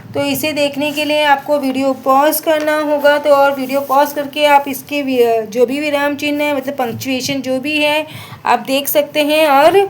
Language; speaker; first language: Hindi; non-native, local second language; Marathi